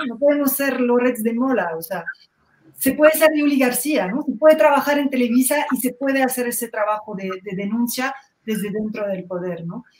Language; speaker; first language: Spanish; non-native, fluent; French